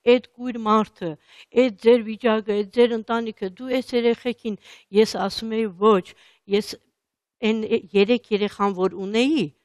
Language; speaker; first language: Armenian; native; Armenian